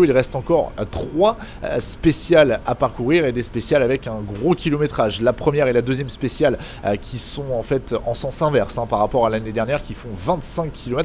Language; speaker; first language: French; native; French